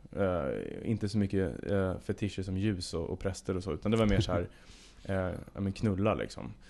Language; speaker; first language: Swedish; native; Swedish